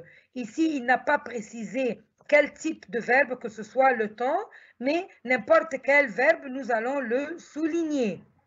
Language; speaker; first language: French; non-native, fluent; Arabic